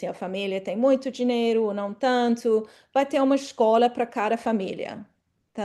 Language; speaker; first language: Portuguese; non-native, fluent; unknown